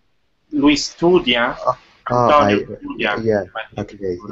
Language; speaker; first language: English; non-native, fluent; Italian